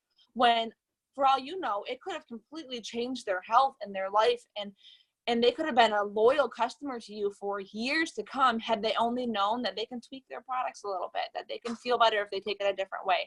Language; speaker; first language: English; native; English